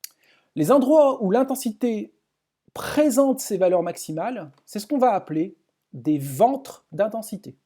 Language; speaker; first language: French; native; French